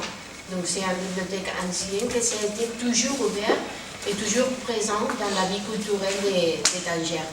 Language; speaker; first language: French; non-native, fluent; Spanish